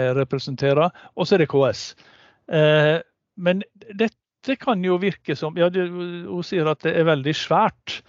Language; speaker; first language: Norwegian; native; Norwegian